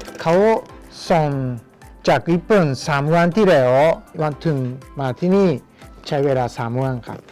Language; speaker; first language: Thai; non-native, fluent; Japanese